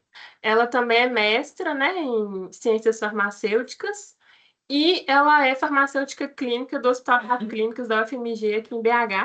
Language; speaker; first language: Portuguese; native; Portuguese